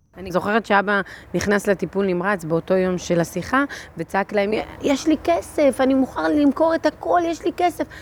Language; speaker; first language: Hebrew; native; Hebrew